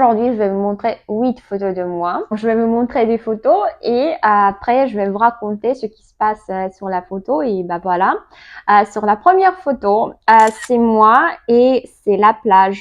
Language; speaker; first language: French; non-native, learner; Russian